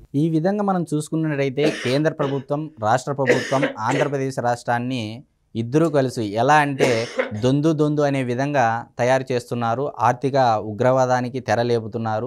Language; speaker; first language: Telugu; native; Telugu